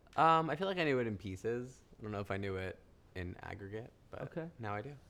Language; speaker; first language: English; native; English